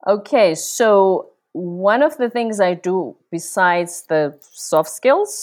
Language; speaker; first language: English; non-native, local second language; Zulu